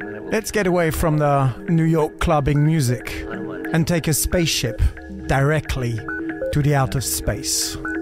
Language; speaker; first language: English; non-native, fluent; French